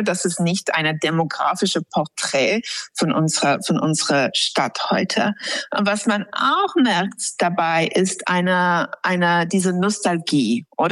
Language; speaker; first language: German; non-native, fluent; English